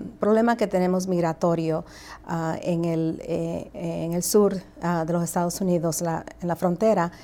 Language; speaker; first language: Spanish; early bilingual, heritage; Spanish